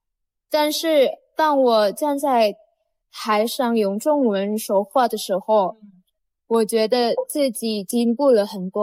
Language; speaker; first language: Chinese; non-native, fluent; Indonesian